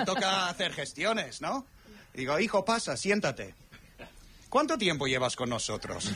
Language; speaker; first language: Spanish; non-native, fluent; English